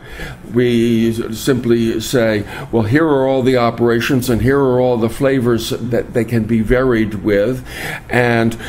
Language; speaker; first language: English; native; English